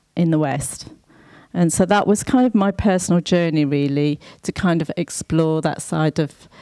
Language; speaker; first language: English; native; English